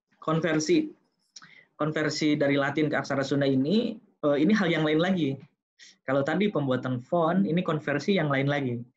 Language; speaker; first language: Indonesian; non-native, local second language; Sundanese